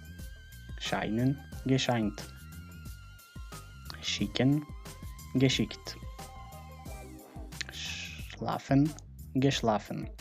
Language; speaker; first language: German; non-native, fluent; Macedonian